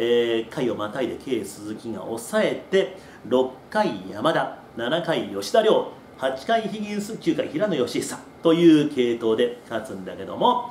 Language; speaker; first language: Japanese; native; Japanese